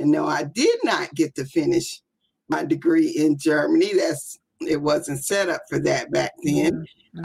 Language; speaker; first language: English; native; English